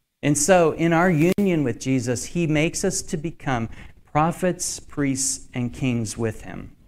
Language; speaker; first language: English; native; English